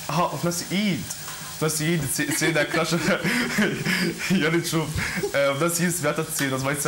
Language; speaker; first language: Ukrainian; non-native, learner; Arabic